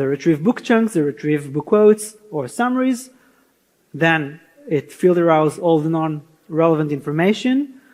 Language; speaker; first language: English; non-native, fluent; Hebrew